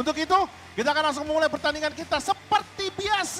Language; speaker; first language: Indonesian; native; Indonesian